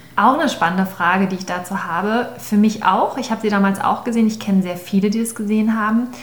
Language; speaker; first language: German; native; German